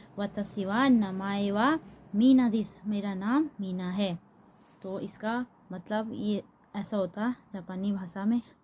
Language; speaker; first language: Hindi; native; Hindi